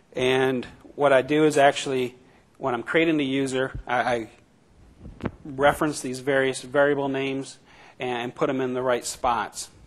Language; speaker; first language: English; native; English